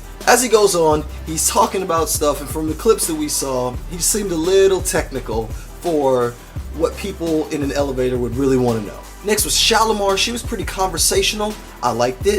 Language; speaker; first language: English; native; English